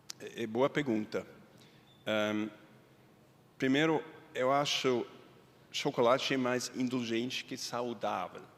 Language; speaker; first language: Portuguese; non-native, fluent; Swiss German